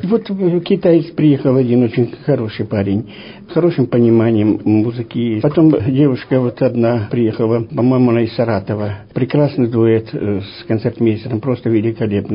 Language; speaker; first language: Russian; native; Russian